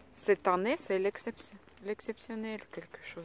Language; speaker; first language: French; non-native, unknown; Russian